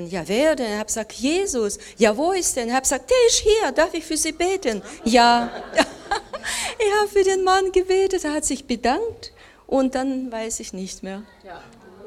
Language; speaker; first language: German; non-native, learner; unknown